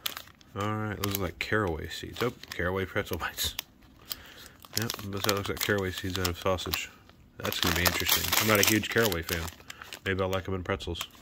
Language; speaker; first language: English; native; English